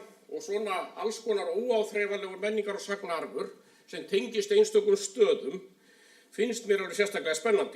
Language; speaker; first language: Icelandic; native; Icelandic